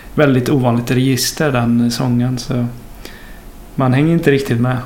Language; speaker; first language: Swedish; native; Swedish